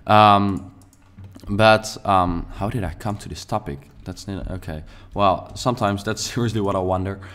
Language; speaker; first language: English; non-native, fluent; Dutch